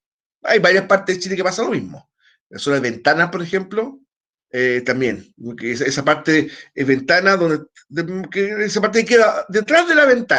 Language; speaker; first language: Spanish; native; Spanish